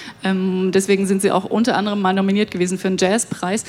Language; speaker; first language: German; native; German